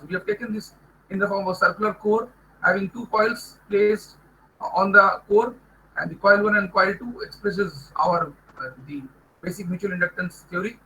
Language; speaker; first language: English; non-native, local second language; Bangla